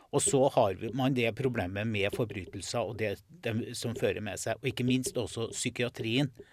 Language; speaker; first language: Norwegian; native; Norwegian